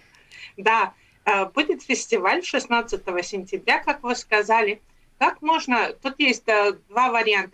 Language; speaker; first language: Russian; non-native, local second language; Latvian